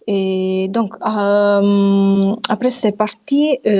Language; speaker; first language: French; non-native, fluent; Italian